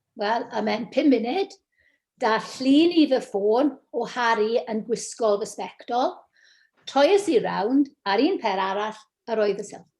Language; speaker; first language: Welsh; non-native, local second language; English